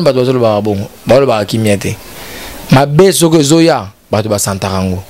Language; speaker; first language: French; non-native, local second language; Lingala